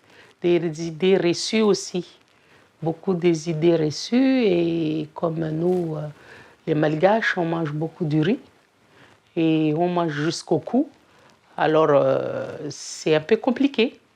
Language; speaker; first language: French; non-native, local second language; Malagasy